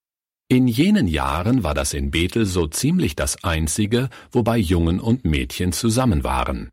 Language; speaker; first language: German; native; German